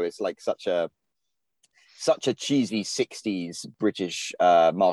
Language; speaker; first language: English; native; English